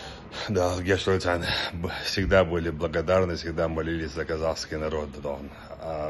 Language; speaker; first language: Russian; non-native, local second language; Chechen